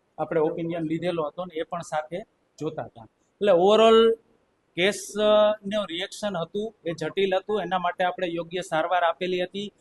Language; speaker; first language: Gujarati; native; Gujarati